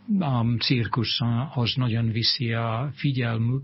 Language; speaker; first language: Hungarian; non-native, fluent; English